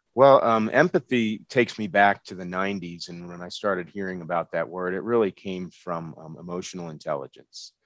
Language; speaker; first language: English; native; English